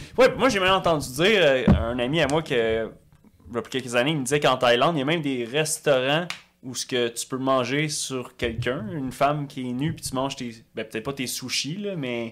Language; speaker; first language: French; native; French